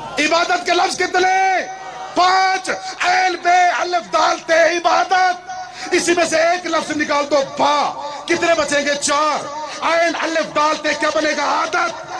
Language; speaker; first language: Urdu; non-native, local second language; Punjabi